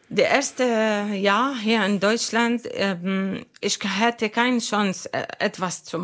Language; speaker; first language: German; non-native, learner; Arabic